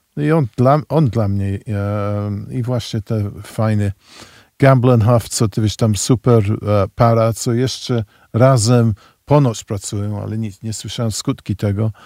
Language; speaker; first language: Polish; early bilingual, heritage; Polish